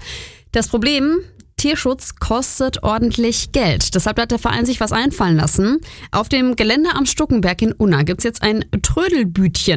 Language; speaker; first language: German; native; German